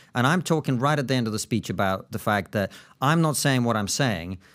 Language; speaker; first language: English; non-native, fluent; Russian